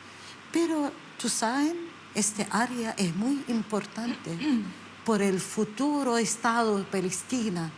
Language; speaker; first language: Spanish; non-native, learner; Arabic